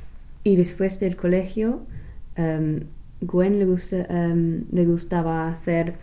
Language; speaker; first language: Spanish; non-native, learner; English